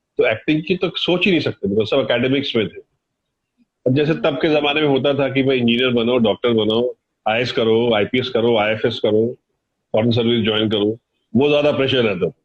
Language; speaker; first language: Hindi; native; Hindi